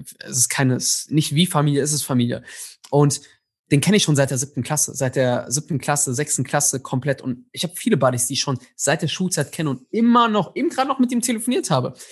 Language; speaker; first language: German; early bilingual, other home language; Tigrinya